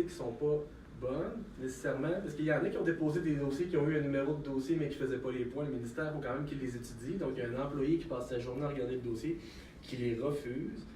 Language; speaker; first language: French; native; French